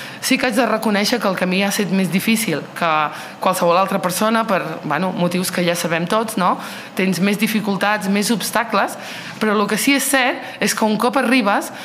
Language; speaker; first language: Catalan; early bilingual, other home language; Riffian